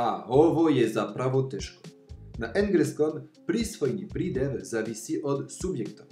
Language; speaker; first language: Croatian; non-native, fluent; French